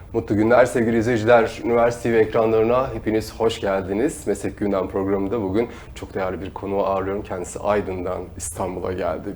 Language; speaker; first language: Turkish; native; Turkish